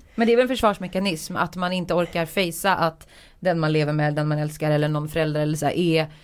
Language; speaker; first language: Swedish; early bilingual, other home language; Polish